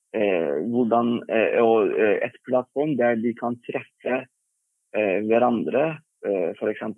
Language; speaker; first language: Norwegian; non-native, fluent; Turkish